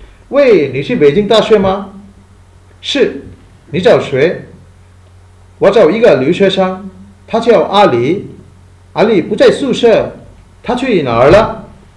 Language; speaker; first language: Chinese; non-native, fluent; Bangla